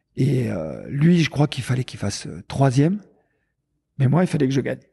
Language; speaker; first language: French; native; French